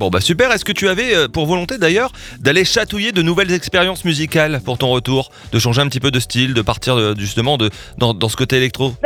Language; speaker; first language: French; native; French